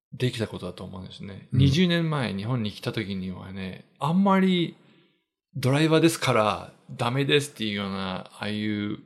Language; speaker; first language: Japanese; non-native, fluent; English